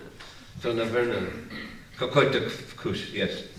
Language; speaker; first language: Russian; non-native, learner; English